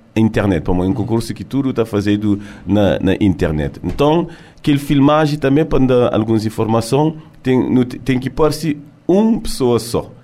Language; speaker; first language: Portuguese; early bilingual, heritage; French